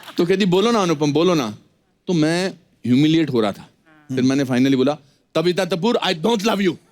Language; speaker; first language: Hindi; native; Hindi